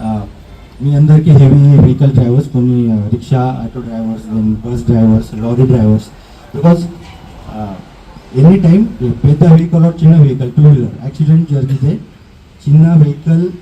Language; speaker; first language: Telugu; non-native, learner; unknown